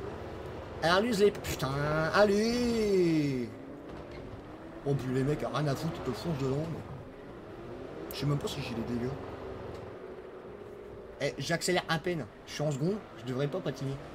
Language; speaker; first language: French; native; French